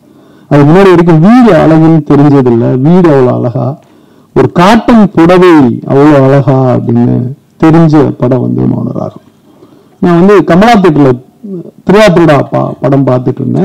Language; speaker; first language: Tamil; native; Tamil